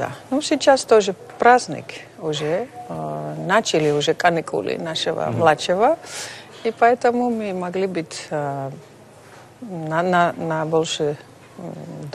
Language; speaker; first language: Russian; non-native, fluent; Dutch